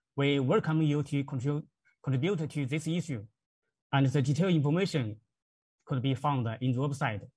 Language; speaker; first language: English; non-native, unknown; Chinese